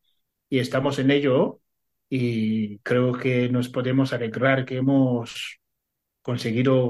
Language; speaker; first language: Spanish; non-native, fluent; Kinyarwanda